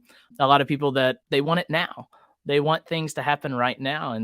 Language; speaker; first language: English; native; English